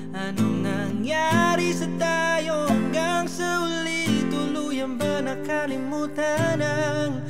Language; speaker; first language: Filipino; native; Filipino